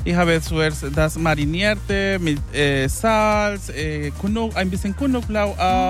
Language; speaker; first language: German; non-native, fluent; Spanish